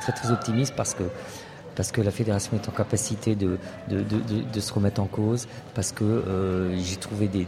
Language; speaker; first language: French; native; French